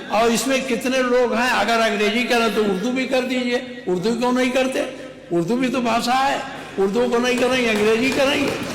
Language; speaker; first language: Hindi; native; Hindi